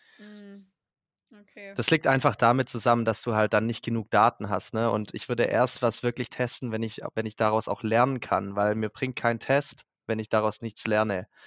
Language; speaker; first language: German; native; German